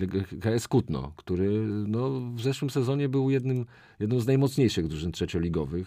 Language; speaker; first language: Polish; native; Polish